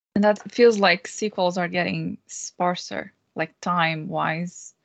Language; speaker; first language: English; non-native, fluent; Portuguese